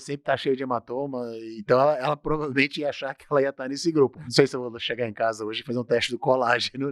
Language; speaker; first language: Portuguese; native; Portuguese